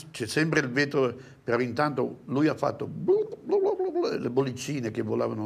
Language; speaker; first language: Italian; native; Italian